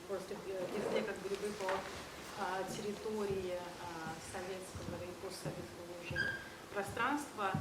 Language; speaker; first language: Russian; native; Russian